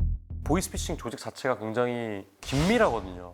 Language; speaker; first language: Korean; native; Korean